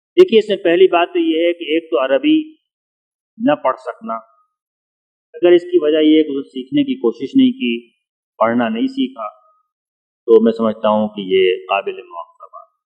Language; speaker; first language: Urdu; native; Urdu